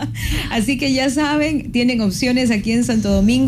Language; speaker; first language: Spanish; native; Spanish